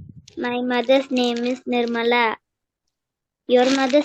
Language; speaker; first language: English; non-native, learner; Tamil